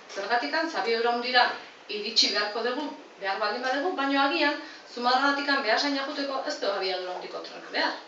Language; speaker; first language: Basque; native; Basque